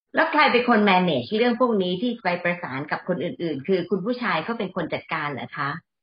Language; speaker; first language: Thai; native; Thai